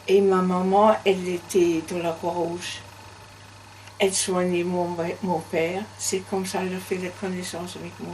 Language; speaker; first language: French; non-native, learner; German